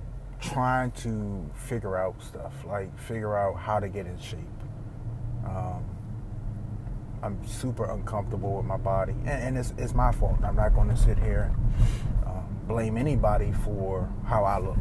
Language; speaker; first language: English; native; English